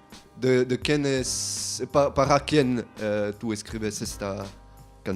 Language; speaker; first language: Spanish; non-native, learner; French